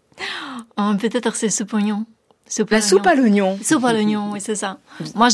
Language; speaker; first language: French; non-native, learner; Ukrainian